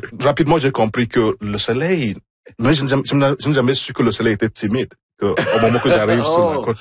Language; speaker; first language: French; non-native, fluent; Igbo